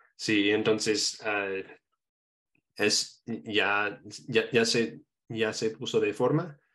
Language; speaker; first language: Spanish; non-native, fluent; English